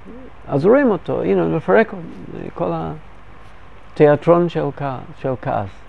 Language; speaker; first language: Hebrew; non-native, fluent; English